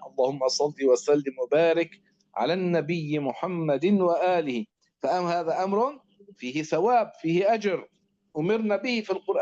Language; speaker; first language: Arabic; native; Arabic